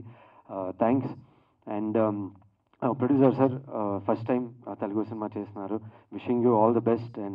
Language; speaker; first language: Telugu; non-native, learner; Kannada